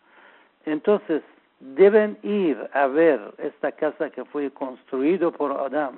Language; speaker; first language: Spanish; non-native, learner; Persian